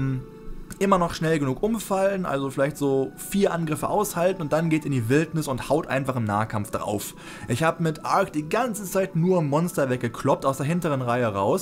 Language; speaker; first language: German; native; German